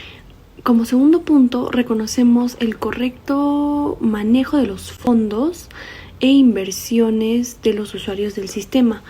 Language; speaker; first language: Spanish; native; Spanish